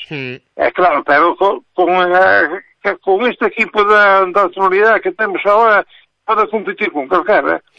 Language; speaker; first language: Galician; native; Galician